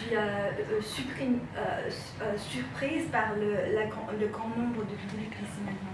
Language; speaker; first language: French; non-native, fluent; Chinese